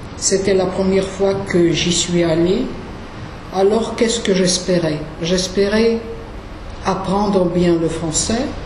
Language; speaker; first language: French; non-native, fluent; Russian